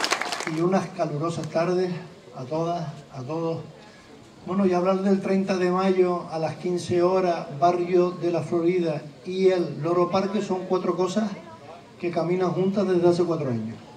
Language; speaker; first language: Spanish; native; Spanish